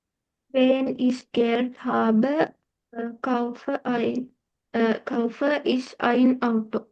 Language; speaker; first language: German; non-native, learner; Sinhala